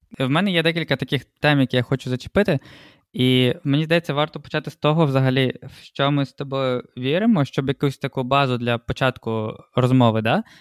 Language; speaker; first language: Ukrainian; non-native, local second language; Russian